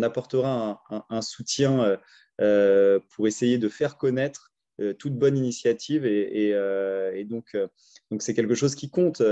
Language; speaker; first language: French; native; French